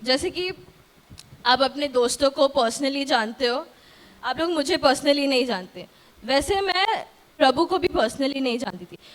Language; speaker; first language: Hindi; non-native, local second language; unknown